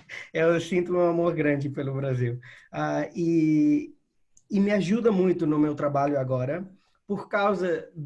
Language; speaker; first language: Portuguese; non-native, fluent; English